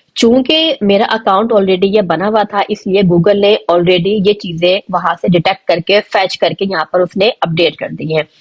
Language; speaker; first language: Urdu; native; Urdu